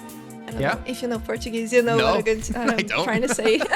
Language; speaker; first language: English; non-native, fluent; Portuguese